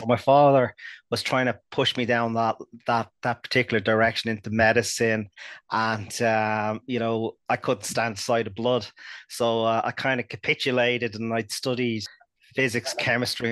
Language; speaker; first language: English; native; English